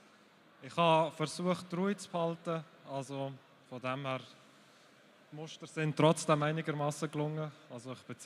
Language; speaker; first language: German; native; German